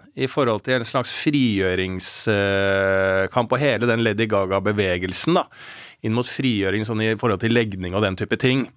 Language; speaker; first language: Norwegian; native; Norwegian